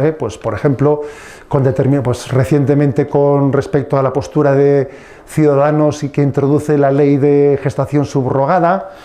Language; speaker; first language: Spanish; native; Spanish